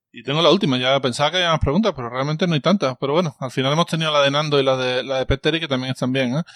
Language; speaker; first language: Spanish; native; Spanish